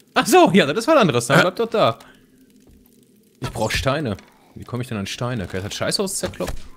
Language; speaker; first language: German; native; German